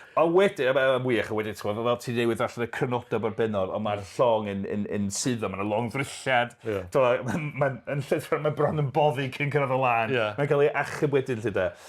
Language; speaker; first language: Welsh; native; Welsh